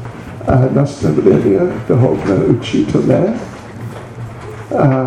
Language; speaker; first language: Russian; non-native, learner; English